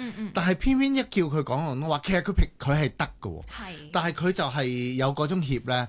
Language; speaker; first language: Cantonese; native; Cantonese